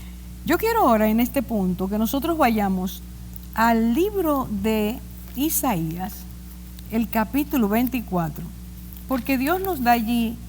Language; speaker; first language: Spanish; native; Spanish